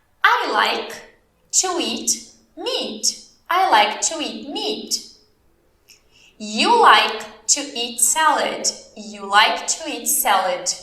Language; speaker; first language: English; non-native, fluent; Portuguese